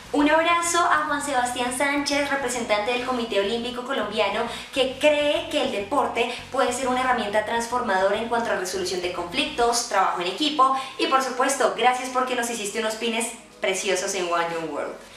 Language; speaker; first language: Spanish; native; Spanish